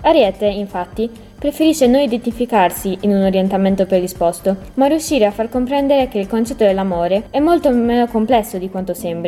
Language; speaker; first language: Italian; native; Italian